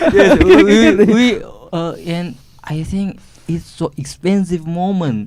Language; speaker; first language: English; non-native, learner; Indonesian